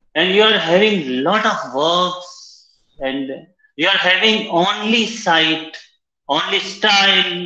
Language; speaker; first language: Hindi; native; Hindi